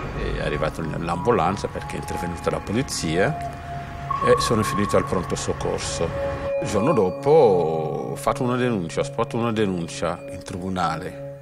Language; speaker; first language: Italian; non-native, fluent; Wolof